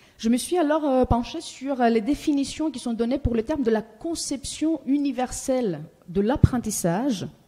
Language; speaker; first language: French; non-native, fluent; Greek